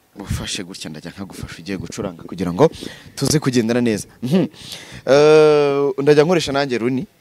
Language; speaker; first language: Kinyarwanda; native; Kinyarwanda